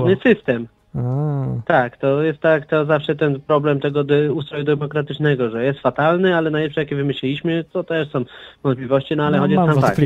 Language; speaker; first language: Polish; native; Polish